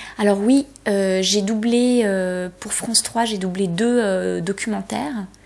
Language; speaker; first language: French; early bilingual, other home language; Polish